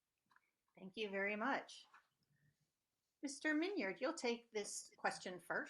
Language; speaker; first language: English; native; English